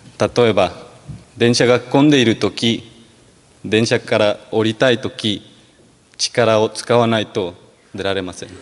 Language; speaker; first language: Japanese; non-native, learner; Spanish